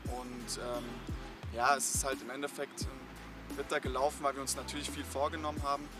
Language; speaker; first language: German; native; German